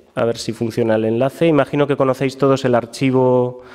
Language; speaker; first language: Spanish; native; Spanish